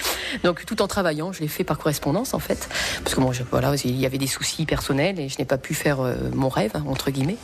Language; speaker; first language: French; native; French